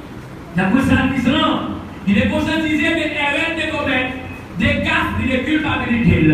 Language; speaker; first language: French; non-native, local second language; Haitian Creole